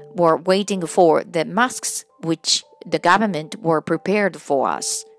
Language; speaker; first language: English; non-native, fluent; Japanese